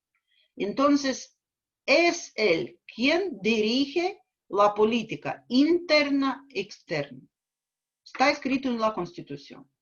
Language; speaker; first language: Spanish; non-native, fluent; Russian